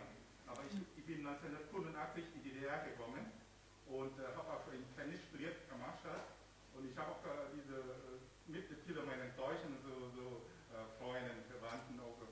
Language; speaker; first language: German; non-native, learner; Vietnamese